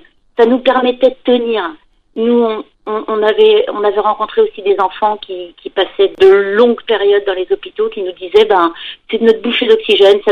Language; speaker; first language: French; native; French